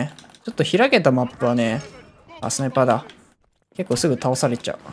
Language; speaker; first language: Japanese; native; Japanese